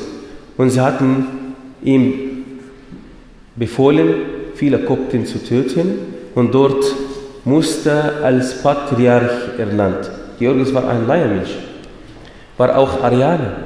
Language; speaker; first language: German; non-native, fluent; Arabic